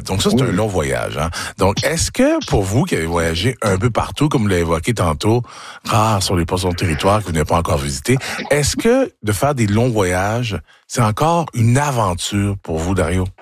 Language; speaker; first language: French; native; French